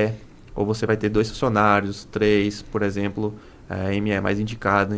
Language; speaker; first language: Portuguese; native; Portuguese